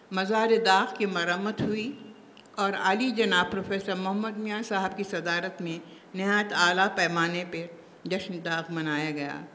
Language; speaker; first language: Urdu; native; Urdu